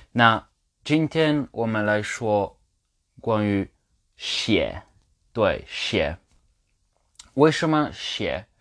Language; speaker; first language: Chinese; non-native, learner; French